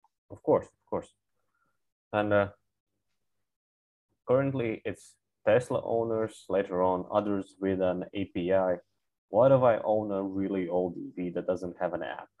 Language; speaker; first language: English; non-native, fluent; Latvian